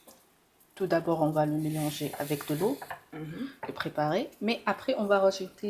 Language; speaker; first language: French; non-native, local second language; Arabic